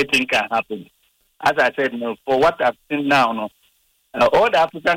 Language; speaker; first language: English; non-native, local second language; Akan